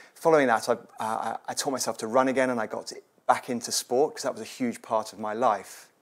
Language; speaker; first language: English; native; English